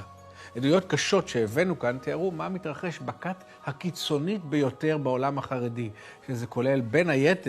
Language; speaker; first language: Hebrew; native; Hebrew